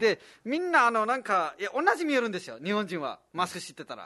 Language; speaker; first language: Japanese; non-native, fluent; Nepali